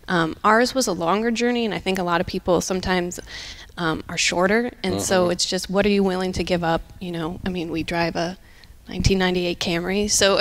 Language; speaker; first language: English; native; English